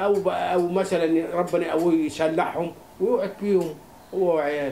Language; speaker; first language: Arabic; native; Arabic